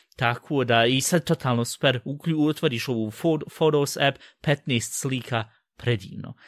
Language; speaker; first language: Bosnian; early bilingual, heritage; Bosnian